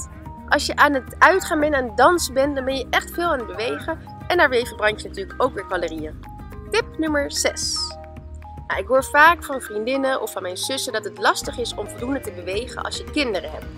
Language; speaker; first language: Dutch; native; Dutch